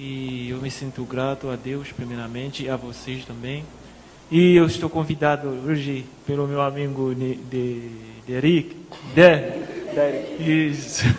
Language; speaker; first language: Portuguese; non-native, fluent; Haitian Creole